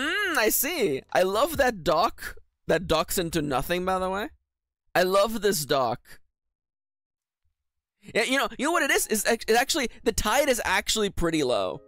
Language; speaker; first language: English; native; English